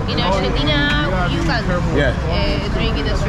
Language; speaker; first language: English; non-native, learner; Spanish